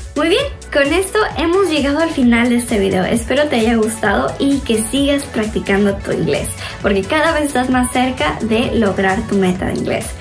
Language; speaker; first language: Spanish; native; Spanish